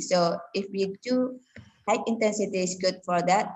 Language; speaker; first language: English; non-native, learner; Indonesian